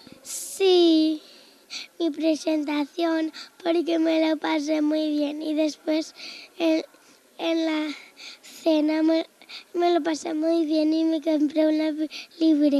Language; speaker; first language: Spanish; non-native, local second language; Catalan